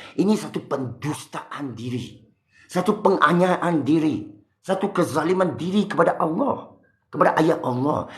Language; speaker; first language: Malay; non-native, local second language; Min Nan Chinese